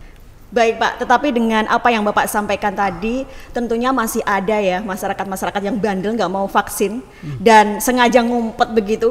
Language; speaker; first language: Indonesian; native; Indonesian